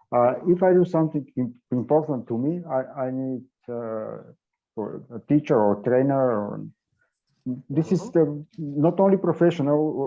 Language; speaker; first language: English; non-native, learner; Bulgarian